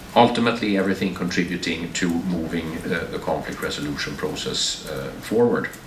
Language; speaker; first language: English; non-native, fluent; Swedish